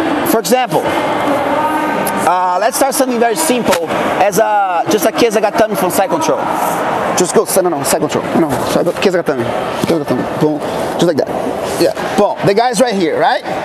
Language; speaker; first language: English; non-native, fluent; Portuguese